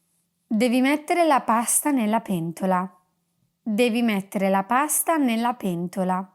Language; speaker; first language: Italian; non-native, fluent; English